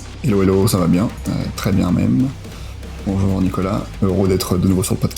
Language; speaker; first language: French; native; French